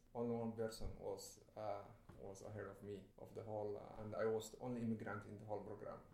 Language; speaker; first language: English; non-native, fluent; Somali